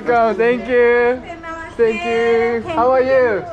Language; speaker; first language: English; non-native, learner; Japanese